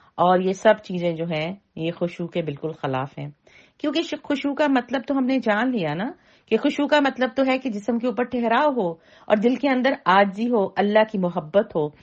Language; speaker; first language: Urdu; native; Urdu